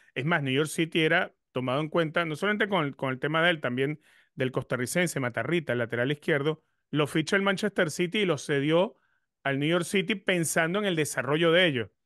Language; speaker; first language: Spanish; native; Spanish